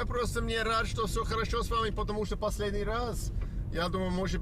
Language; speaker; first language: Russian; non-native, learner; English